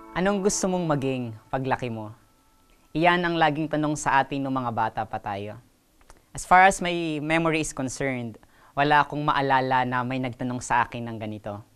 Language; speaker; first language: Filipino; non-native, local second language; Waray